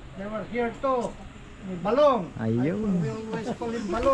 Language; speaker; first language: English; non-native, local second language; Filipino